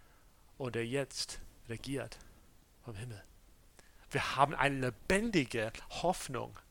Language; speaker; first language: German; non-native, fluent; English